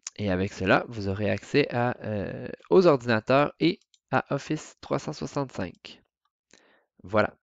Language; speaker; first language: French; native; French